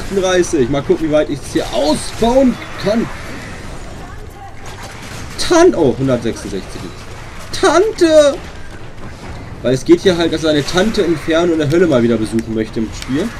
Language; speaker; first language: German; native; German